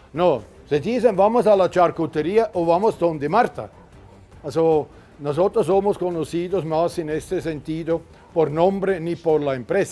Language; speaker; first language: Spanish; non-native, fluent; German